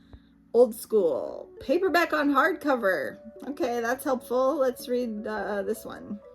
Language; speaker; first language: English; native; English